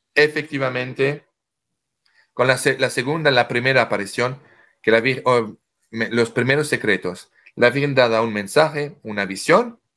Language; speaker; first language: Spanish; non-native, fluent; French